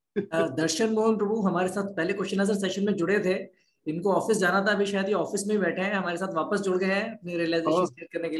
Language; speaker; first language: Hindi; native; Hindi